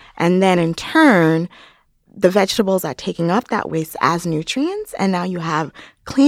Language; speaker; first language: English; non-native, local second language; Yoruba